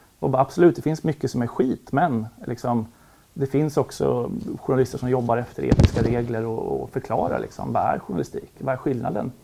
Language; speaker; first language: Swedish; native; Swedish